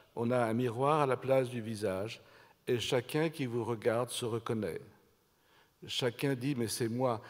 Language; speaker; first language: French; native; French